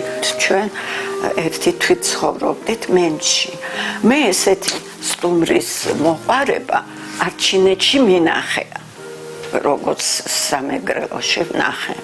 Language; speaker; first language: Georgian; early bilingual, heritage; Georgian